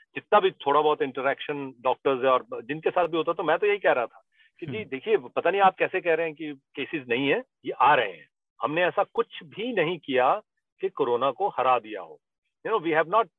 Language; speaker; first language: Hindi; native; Hindi